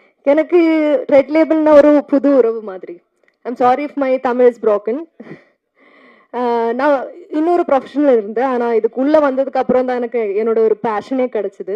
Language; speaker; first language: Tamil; non-native, learner; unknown